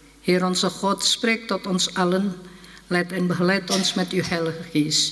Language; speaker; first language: Dutch; non-native, fluent; Indonesian